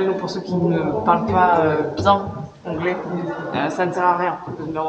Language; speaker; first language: French; native; French